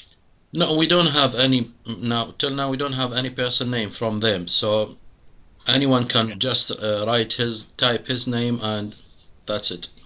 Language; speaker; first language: English; non-native, fluent; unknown